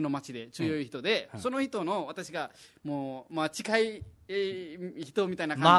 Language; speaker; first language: Japanese; non-native, fluent; Nepali